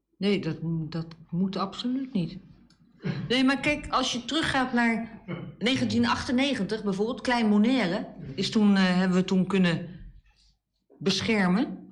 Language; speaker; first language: Dutch; native; Dutch